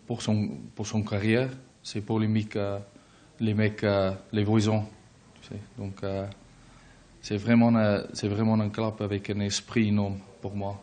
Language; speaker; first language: French; non-native, learner; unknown